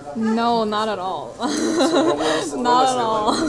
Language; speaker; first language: English; non-native, fluent; Korean